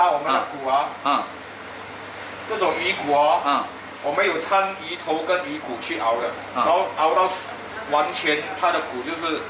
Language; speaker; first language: Chinese; native; Chinese